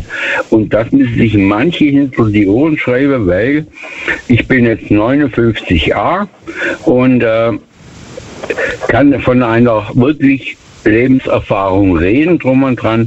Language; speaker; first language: German; native; German